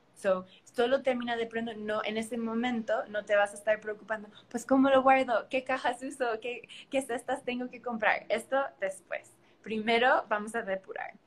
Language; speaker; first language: Spanish; early bilingual, heritage; Spanish